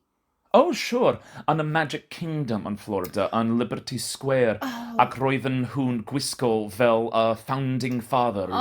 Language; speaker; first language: Welsh; non-native, learner; English